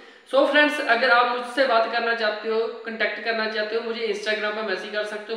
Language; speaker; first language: Hindi; non-native, local second language; Punjabi